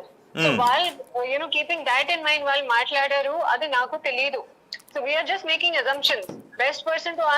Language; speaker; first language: Telugu; non-native, learner; Hindi